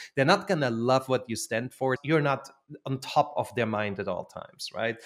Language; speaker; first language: English; non-native, fluent; German